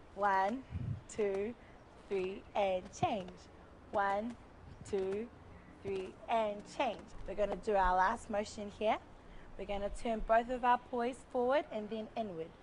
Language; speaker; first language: English; native; English